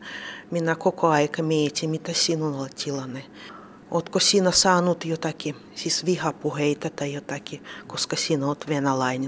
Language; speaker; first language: Finnish; non-native, learner; Russian